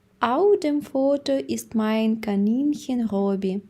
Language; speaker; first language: German; non-native, fluent; Ukrainian